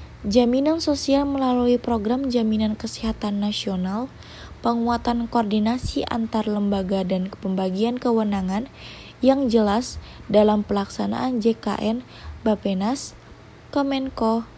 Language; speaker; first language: Indonesian; native; Indonesian